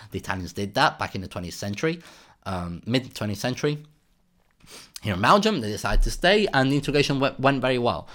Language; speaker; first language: English; native; English